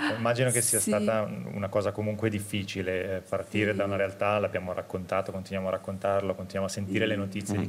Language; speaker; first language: Italian; native; Italian